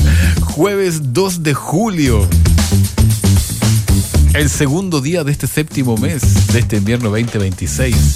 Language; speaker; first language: Spanish; native; Spanish